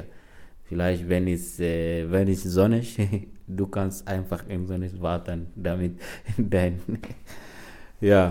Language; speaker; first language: German; non-native, learner; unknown